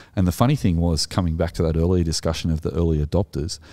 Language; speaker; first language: English; native; English